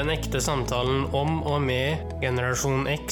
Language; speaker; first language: Norwegian; native; Norwegian